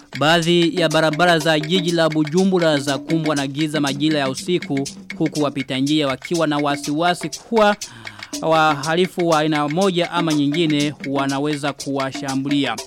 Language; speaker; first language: Swahili; non-native, local second language; Rundi